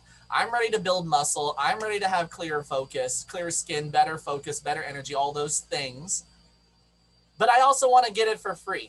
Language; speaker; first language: English; native; English